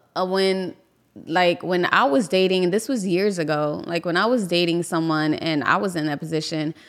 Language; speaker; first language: English; native; English